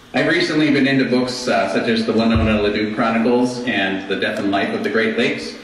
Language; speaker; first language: English; native; English